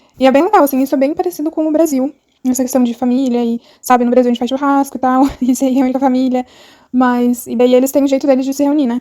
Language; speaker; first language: Portuguese; native; Portuguese